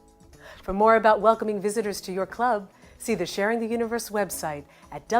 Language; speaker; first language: English; native; English